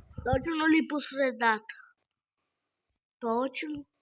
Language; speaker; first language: Bulgarian; native; Bulgarian